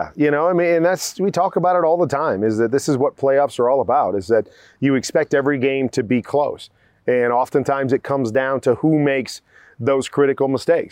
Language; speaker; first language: English; native; English